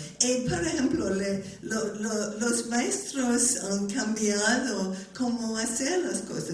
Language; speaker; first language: Spanish; non-native, learner; English